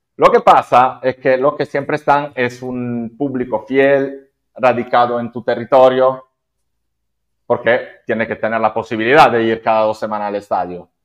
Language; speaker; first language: Spanish; non-native, fluent; Italian